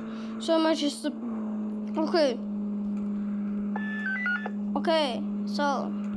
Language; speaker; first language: Turkish; non-native, learner; Azerbaijani